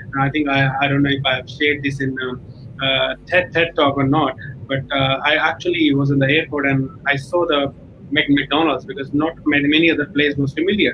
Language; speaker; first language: English; non-native, local second language; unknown